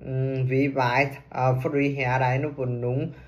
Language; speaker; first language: German; non-native, learner; Vietnamese